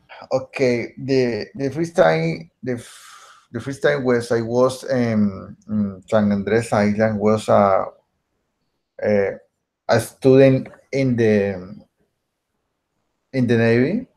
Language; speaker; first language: English; non-native, learner; Spanish